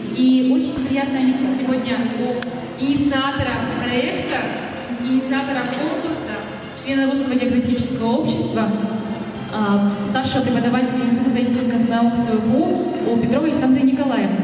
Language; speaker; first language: Russian; native; Russian